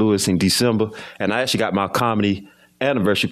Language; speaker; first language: English; native; English